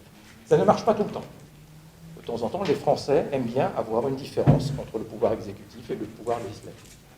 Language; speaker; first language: French; native; French